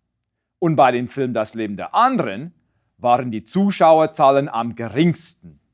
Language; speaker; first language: German; non-native, fluent; English